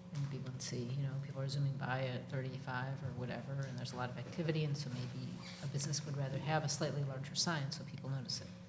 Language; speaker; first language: English; native; English